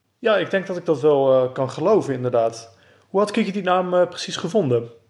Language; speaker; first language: Dutch; native; Dutch